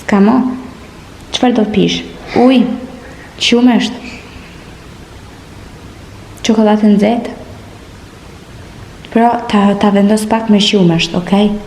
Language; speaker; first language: Albanian; early bilingual, heritage; Albanian